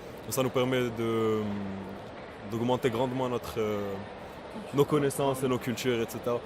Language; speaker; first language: French; non-native, local second language; Arabic